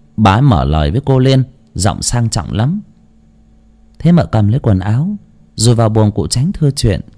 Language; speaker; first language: Vietnamese; non-native, local second language; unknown